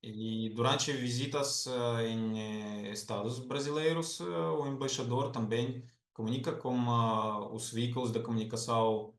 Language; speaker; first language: Portuguese; non-native, fluent; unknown